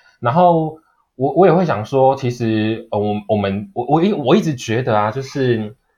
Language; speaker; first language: Chinese; native; Chinese